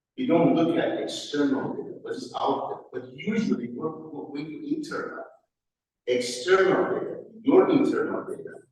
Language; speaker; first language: English; non-native, fluent; Persian